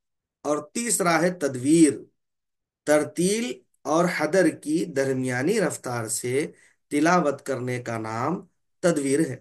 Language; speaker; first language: Urdu; native; Urdu